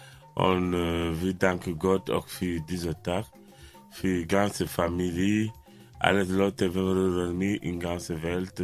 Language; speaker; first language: German; non-native, learner; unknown